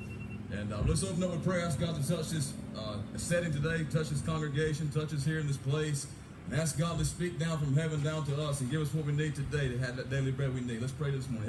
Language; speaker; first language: English; native; English